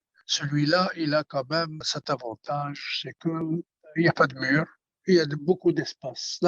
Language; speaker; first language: French; non-native, local second language; Arabic